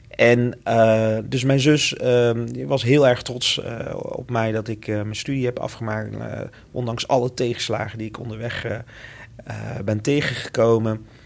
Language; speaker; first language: Dutch; early bilingual, other home language; Lingala